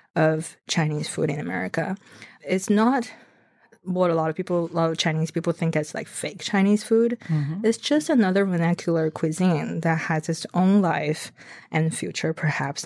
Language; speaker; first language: English; non-native, fluent; Chinese